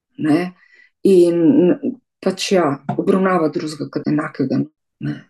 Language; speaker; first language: Slovenian; native; Slovenian